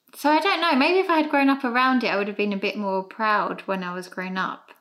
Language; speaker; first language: English; native; English